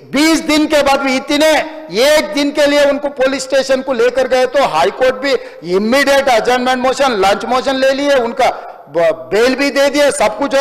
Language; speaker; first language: Hindi; non-native, local second language; Telugu